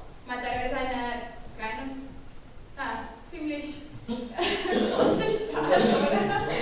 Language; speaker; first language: German; non-native, learner; Catalan